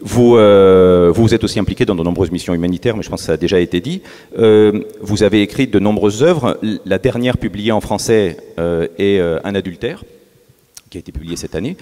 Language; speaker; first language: French; native; French